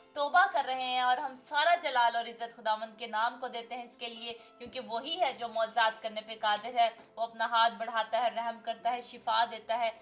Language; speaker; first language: Urdu; non-native, local second language; Punjabi